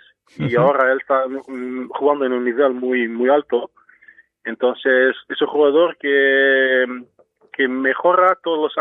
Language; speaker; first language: Spanish; non-native, fluent; Dutch